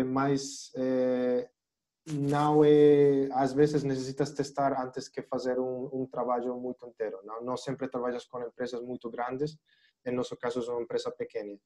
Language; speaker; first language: Portuguese; non-native, learner; Spanish